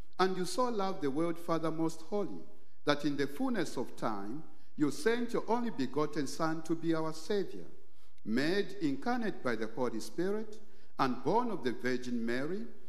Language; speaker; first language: English; non-native, local second language; Bemba